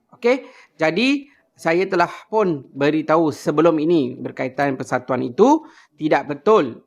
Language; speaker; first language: Malay; native; Malay